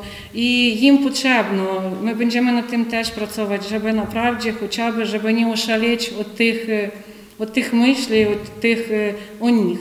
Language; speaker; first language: Polish; non-native, fluent; Ukrainian